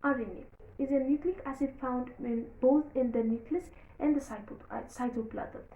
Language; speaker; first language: English; non-native, local second language; Amharic